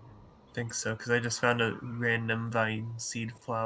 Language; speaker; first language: English; native; English